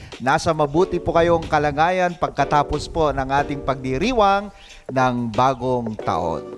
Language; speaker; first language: Filipino; non-native, local second language; Iloko